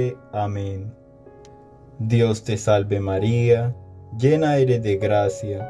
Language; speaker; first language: Spanish; native; Spanish